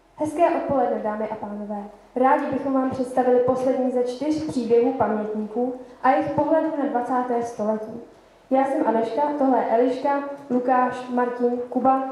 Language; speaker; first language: Czech; native; Czech